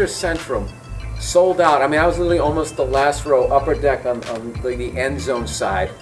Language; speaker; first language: English; native; English